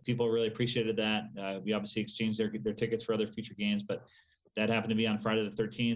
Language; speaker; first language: English; native; English